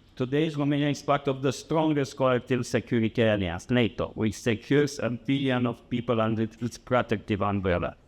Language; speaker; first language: English; non-native, fluent; Romanian